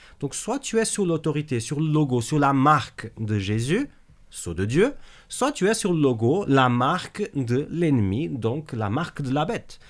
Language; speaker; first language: French; native; French